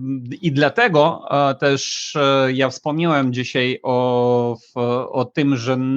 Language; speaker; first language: Polish; non-native, fluent; Ukrainian